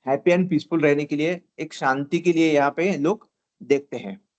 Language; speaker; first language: Hindi; non-native, local second language; Marathi